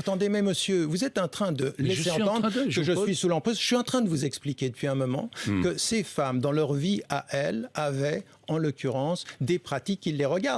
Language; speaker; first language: French; early bilingual, other home language; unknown